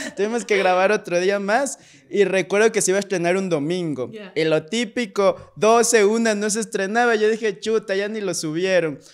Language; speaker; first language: Spanish; native; Spanish